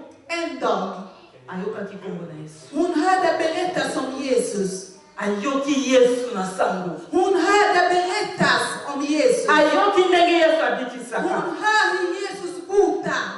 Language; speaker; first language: Swedish; non-native, fluent; Lingala